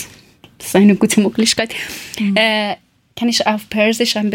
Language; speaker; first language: German; non-native, learner; Persian